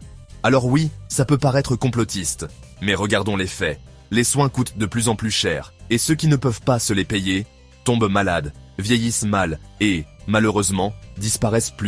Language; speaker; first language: French; native; French